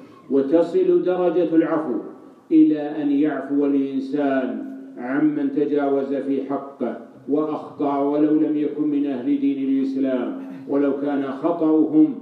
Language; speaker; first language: Arabic; native; Arabic